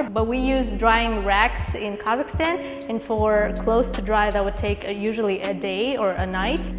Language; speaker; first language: English; non-native, fluent; Kazakh